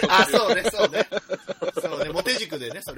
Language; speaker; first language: Japanese; native; Japanese